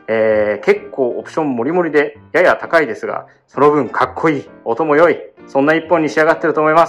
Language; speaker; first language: Japanese; native; Japanese